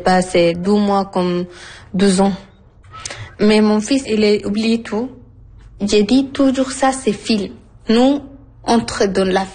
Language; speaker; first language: French; non-native, learner; Arabic